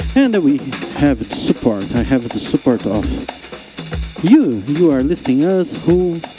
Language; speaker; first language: English; non-native, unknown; Portuguese